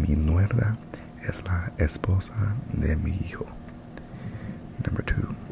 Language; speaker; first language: Spanish; non-native, learner; English